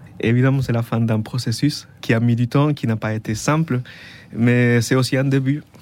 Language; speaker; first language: French; non-native, fluent; Spanish